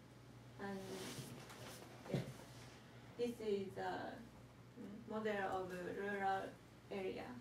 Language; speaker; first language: English; non-native, learner; Japanese